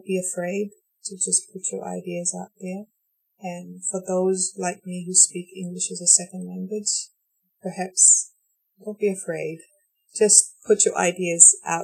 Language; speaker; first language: English; non-native, fluent; Tongan